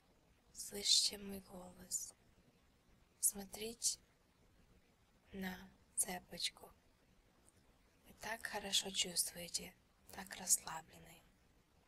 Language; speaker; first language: Russian; early bilingual, heritage; Russian